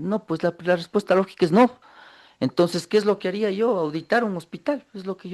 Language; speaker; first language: Spanish; native; Spanish